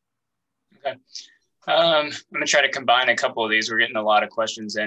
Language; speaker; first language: English; native; English